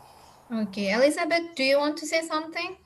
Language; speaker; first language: English; non-native, fluent; Indonesian